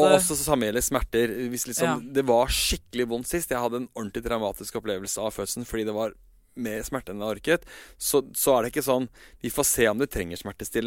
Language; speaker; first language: Norwegian; native; Norwegian